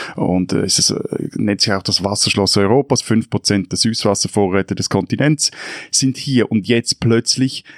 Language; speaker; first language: German; native; German